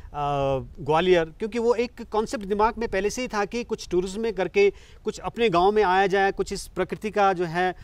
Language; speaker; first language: Hindi; native; Hindi